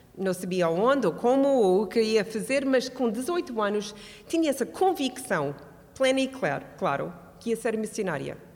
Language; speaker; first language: Portuguese; non-native, fluent; English